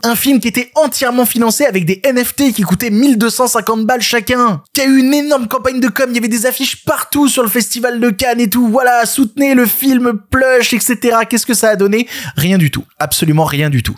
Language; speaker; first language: French; native; French